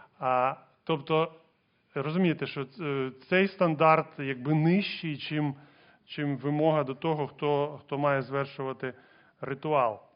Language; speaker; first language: Ukrainian; non-native, local second language; Russian